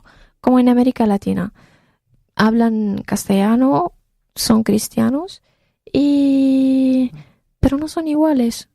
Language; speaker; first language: Spanish; non-native, fluent; Arabic